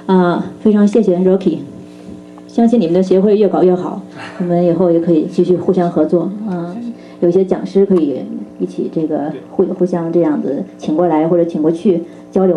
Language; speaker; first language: Chinese; native; Chinese